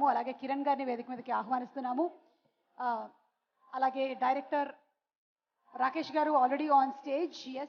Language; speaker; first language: Telugu; native; Telugu